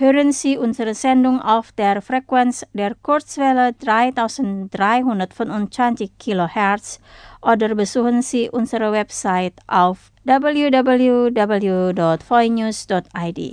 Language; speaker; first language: German; non-native, fluent; Indonesian